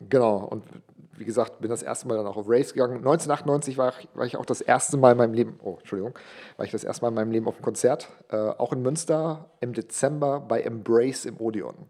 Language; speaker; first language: German; non-native, local second language; English